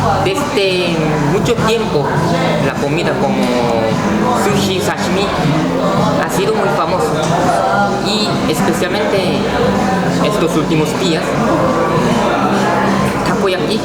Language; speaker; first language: Spanish; non-native, fluent; Korean